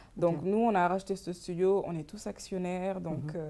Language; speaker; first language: French; non-native, local second language; Wolof